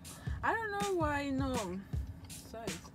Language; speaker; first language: English; non-native, learner; Spanish